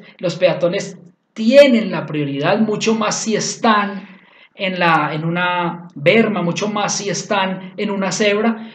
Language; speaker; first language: Spanish; native; Spanish